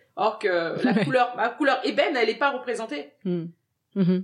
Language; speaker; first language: French; early bilingual, other home language; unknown